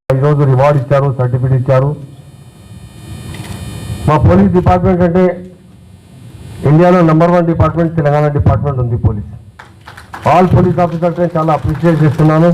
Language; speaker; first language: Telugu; non-native, fluent; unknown